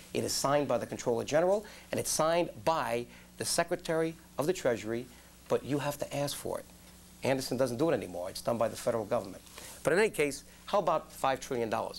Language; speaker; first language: English; native; English